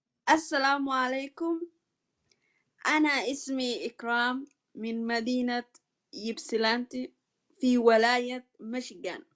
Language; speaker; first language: Arabic; non-native, learner; English